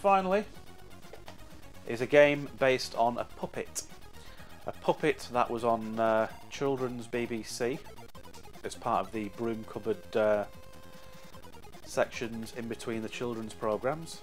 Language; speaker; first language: English; native; English